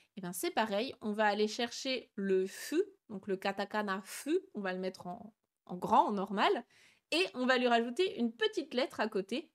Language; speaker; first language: French; native; French